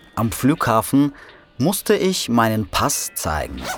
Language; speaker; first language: German; non-native, fluent; Russian